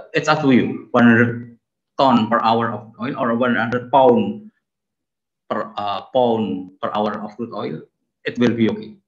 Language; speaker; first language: English; non-native, fluent; Indonesian